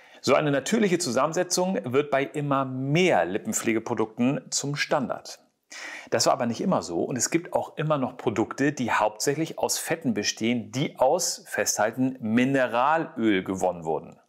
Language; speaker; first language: German; native; German